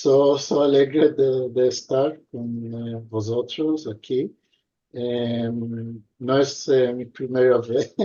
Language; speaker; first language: Spanish; early bilingual, heritage; Ladino